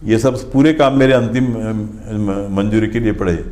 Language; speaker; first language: Hindi; non-native, local second language; Marathi